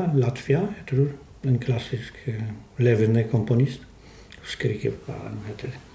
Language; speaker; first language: Norwegian; non-native, fluent; Polish